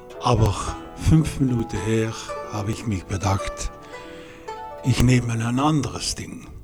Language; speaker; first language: German; non-native, fluent; Dutch